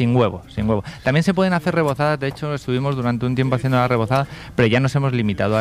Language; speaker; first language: Spanish; native; Spanish